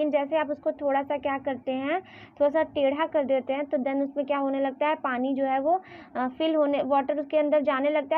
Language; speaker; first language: Hindi; native; Hindi